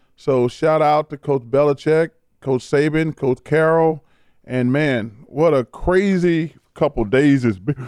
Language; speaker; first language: English; native; English